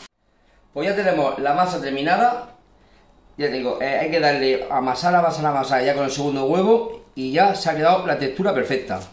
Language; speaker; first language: Spanish; native; Spanish